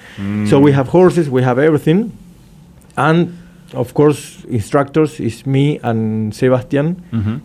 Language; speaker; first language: English; non-native, fluent; Spanish